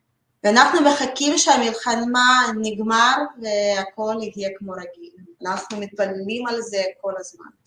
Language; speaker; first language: Hebrew; non-native, learner; Russian